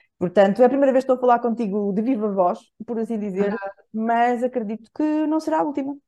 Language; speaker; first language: Portuguese; native; Portuguese